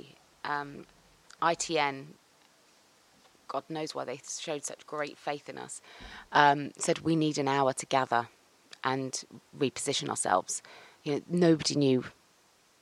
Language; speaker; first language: English; native; English